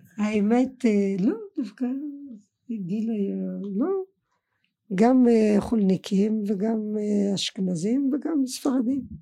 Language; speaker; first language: Hebrew; non-native, fluent; French